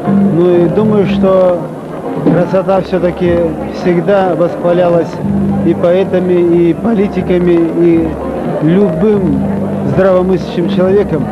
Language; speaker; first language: Russian; native; Russian